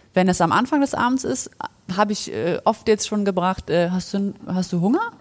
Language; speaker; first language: German; early bilingual, other home language; Polish